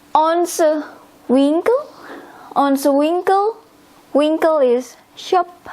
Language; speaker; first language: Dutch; non-native, learner; Indonesian